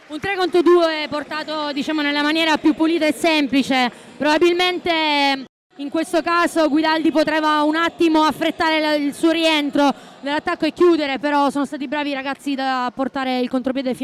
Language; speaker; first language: Italian; native; Italian